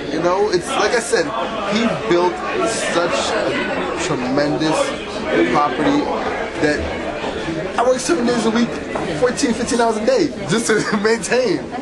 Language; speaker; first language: English; early bilingual, other home language; Spanish